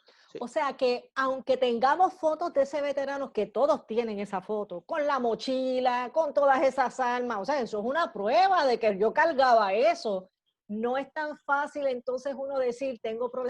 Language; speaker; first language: Spanish; native; Spanish